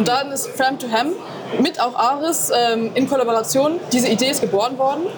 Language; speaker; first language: German; native; German